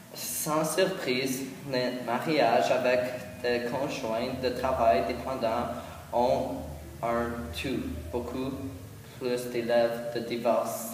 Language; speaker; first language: French; non-native, learner; English